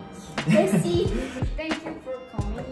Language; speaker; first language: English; non-native, learner; Korean